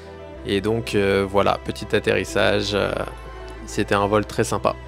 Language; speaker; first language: French; native; French